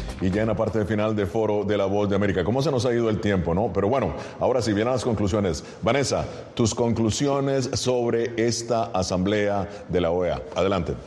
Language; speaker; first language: Spanish; native; Spanish